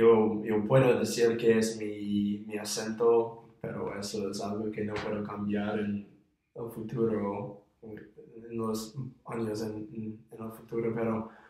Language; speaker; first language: Spanish; non-native, fluent; English